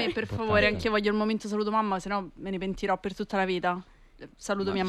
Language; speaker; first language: Italian; native; Italian